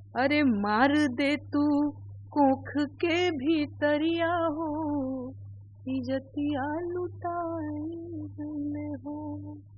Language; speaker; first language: Hindi; non-native, local second language; Bhojpuri